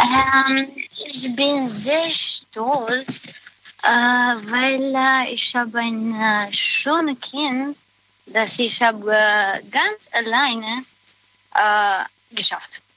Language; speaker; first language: German; non-native, learner; Romanian